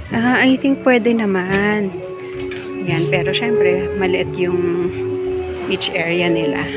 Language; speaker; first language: Filipino; non-native, local second language; Iloko